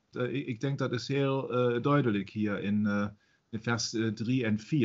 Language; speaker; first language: Dutch; non-native, learner; German